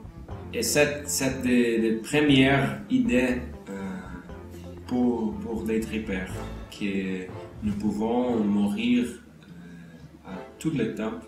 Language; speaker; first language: French; non-native, learner; Portuguese